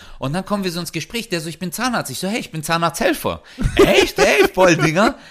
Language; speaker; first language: German; early bilingual, other home language; Turkish